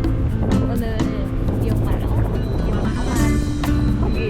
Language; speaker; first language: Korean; non-native, learner; Vietnamese